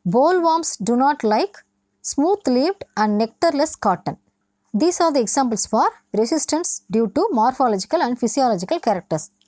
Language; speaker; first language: English; non-native, local second language; Tamil